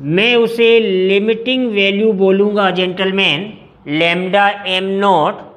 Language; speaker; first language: Hindi; native; Hindi